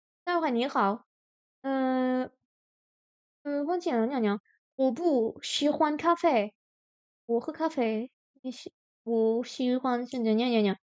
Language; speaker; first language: Chinese; non-native, learner; French